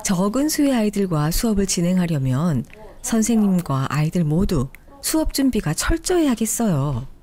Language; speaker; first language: Korean; native; Korean